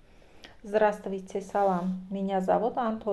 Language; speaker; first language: Russian; non-native, fluent; Azerbaijani